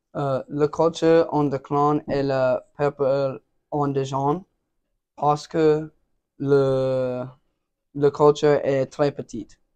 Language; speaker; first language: French; non-native, learner; English